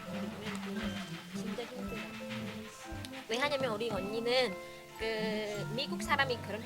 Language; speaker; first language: Korean; non-native, learner; Vietnamese